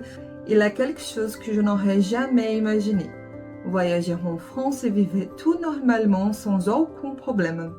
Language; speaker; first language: French; non-native, learner; Portuguese